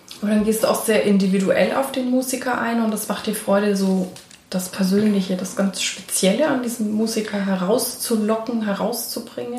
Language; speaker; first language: German; native; German